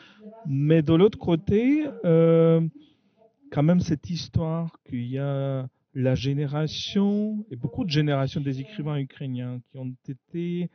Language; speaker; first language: French; non-native, fluent; Ukrainian